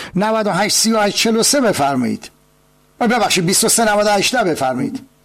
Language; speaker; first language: Persian; native; Persian